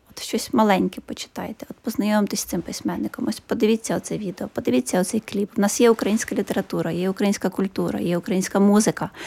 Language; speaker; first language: Ukrainian; native; Ukrainian